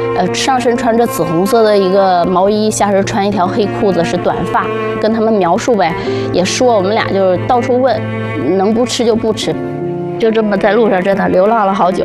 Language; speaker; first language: Chinese; native; Chinese